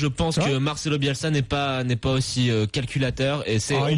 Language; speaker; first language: French; native; French